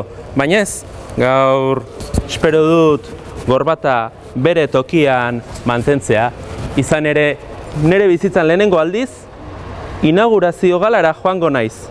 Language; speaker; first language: Basque; native; Basque